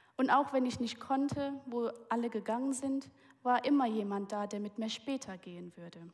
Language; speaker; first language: German; early bilingual, heritage; German